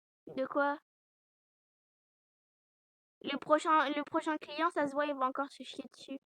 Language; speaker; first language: French; native; French